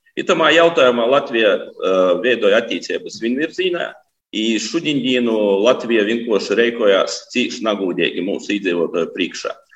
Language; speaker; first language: Latvian; native; Latvian